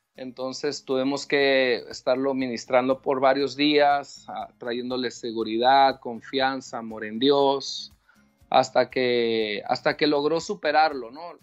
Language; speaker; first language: Spanish; native; Spanish